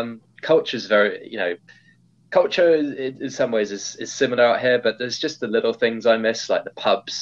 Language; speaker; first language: English; native; English